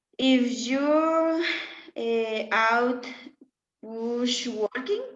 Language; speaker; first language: English; non-native, learner; Spanish